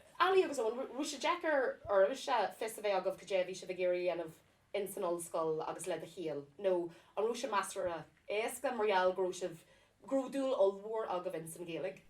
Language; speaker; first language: Irish; non-native, local second language; English